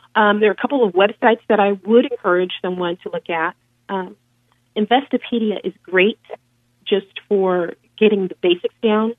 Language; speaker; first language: English; native; English